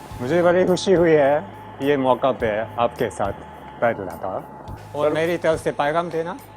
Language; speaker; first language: Hindi; non-native, learner; Japanese